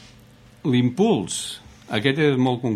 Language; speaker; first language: Catalan; native; Catalan